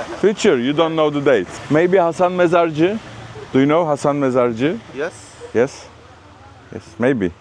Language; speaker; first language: English; non-native, learner; Turkish